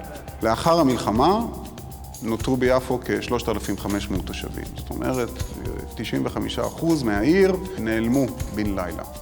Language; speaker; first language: Hebrew; native; Hebrew